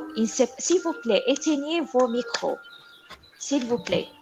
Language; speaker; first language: French; non-native, local second language; Arabic